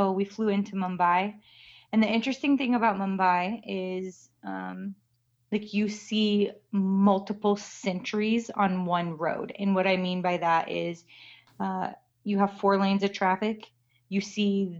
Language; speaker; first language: English; native; English